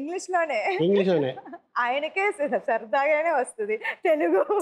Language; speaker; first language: Telugu; non-native, local second language; Tamil